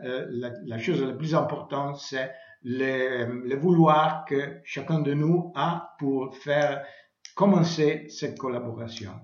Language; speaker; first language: French; non-native, learner; Italian